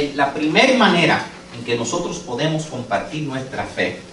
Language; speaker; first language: Spanish; non-native, fluent; English